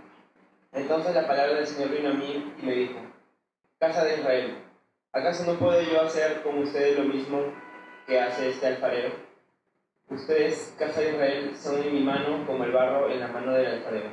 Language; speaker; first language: Spanish; native; Spanish